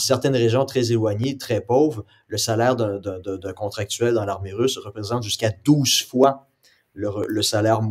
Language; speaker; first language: French; native; French